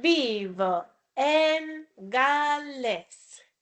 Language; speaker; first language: Spanish; non-native, fluent; Welsh